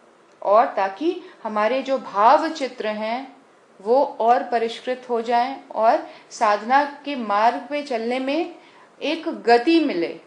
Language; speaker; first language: Hindi; native; Hindi